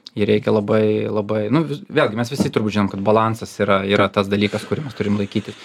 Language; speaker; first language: Lithuanian; non-native, local second language; Russian